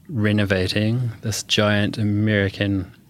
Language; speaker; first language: English; native; English